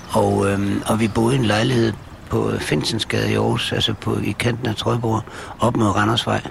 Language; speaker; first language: Danish; native; Danish